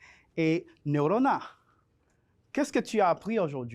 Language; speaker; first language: French; non-native, fluent; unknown